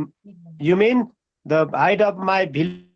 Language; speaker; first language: English; non-native, learner; Nepali